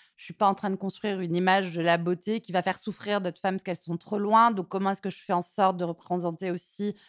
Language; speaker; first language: French; native; French